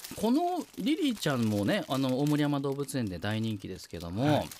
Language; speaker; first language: Japanese; native; Japanese